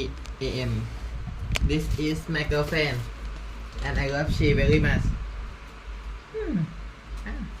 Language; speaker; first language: English; non-native, learner; Thai